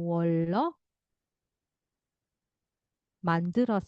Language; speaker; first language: Korean; non-native, fluent; Indonesian